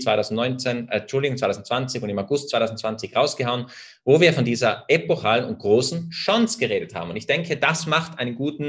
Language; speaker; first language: German; native; German